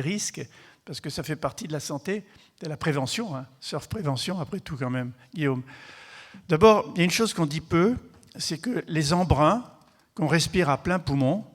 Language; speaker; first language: French; native; French